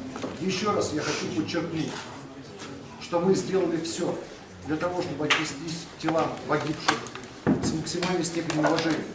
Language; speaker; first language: Russian; native; Russian